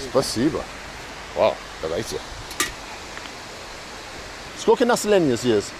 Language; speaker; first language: Russian; non-native, learner; English